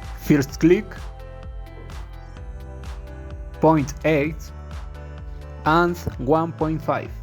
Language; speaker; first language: English; non-native, fluent; Spanish